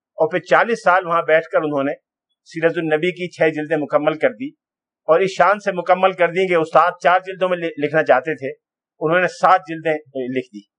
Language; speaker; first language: Urdu; native; Urdu